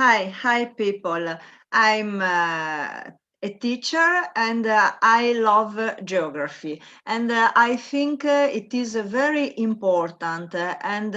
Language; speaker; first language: English; non-native, learner; Italian